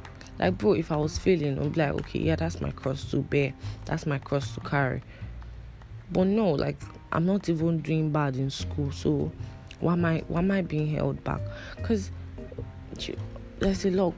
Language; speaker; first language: English; non-native, local second language; Igbo